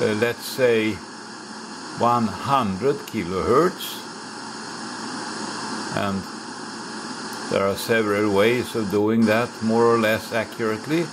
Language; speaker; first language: English; non-native, fluent; Swedish